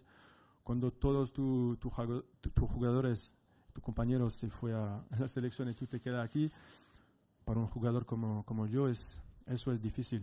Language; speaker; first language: Spanish; non-native, fluent; French